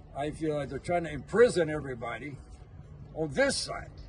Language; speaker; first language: English; native; English